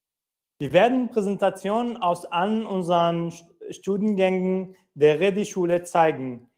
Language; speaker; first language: German; non-native, fluent; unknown